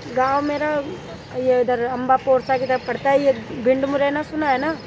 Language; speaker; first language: Hindi; native; Hindi